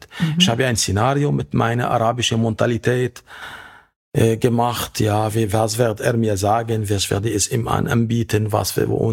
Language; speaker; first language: German; non-native, learner; Arabic